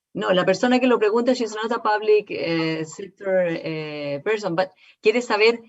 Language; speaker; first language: Spanish; native; Spanish